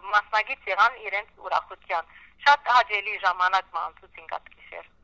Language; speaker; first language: Armenian; early bilingual, heritage; Armenian